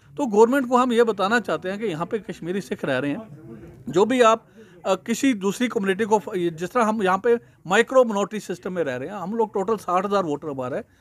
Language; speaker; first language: Hindi; non-native, local second language; Punjabi